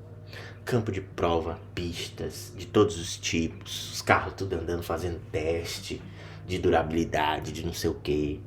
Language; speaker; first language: Portuguese; native; Portuguese